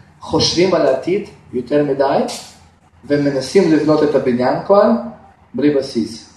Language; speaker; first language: Hebrew; non-native, fluent; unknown